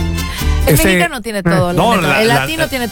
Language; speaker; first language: Spanish; native; Spanish